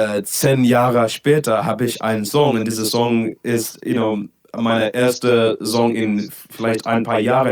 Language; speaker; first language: German; non-native, learner; English